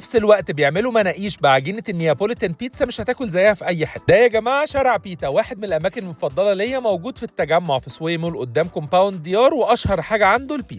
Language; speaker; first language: Arabic; native; Arabic